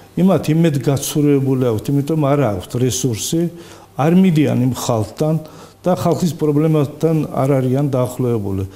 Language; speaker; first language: Georgian; non-native, local second language; Azerbaijani